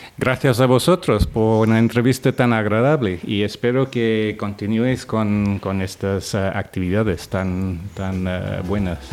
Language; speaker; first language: Spanish; non-native, fluent; English